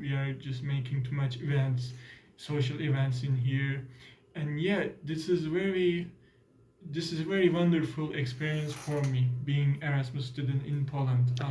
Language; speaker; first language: English; non-native, learner; Turkish